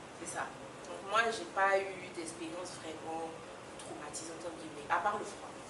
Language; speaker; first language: French; native; French